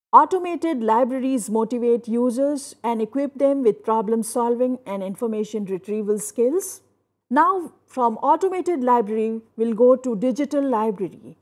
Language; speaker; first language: English; non-native, local second language; Hindi